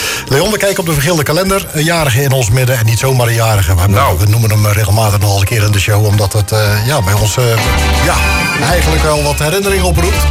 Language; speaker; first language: Dutch; native; Dutch